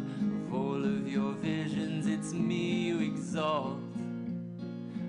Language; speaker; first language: English; native; English